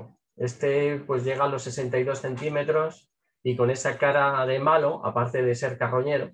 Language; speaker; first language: Spanish; native; Spanish